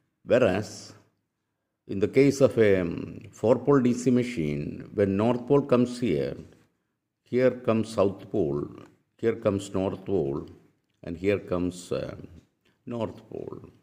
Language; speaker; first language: English; non-native, local second language; Malayalam